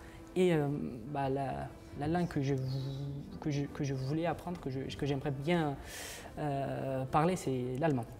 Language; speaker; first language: French; non-native, fluent; Uzbek